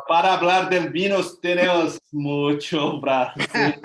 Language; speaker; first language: Spanish; non-native, learner; Portuguese